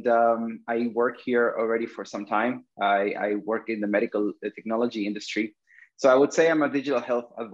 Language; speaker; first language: English; non-native, fluent; Spanish